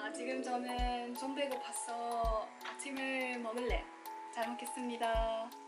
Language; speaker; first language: Korean; non-native, learner; Filipino